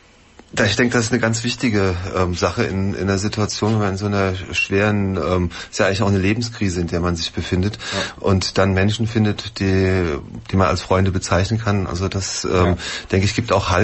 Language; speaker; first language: German; native; German